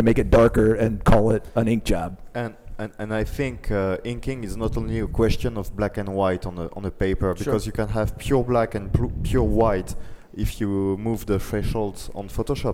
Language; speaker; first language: English; non-native, fluent; French